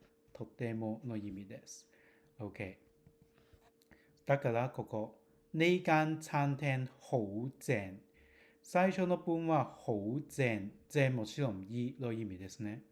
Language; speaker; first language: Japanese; non-native, fluent; Cantonese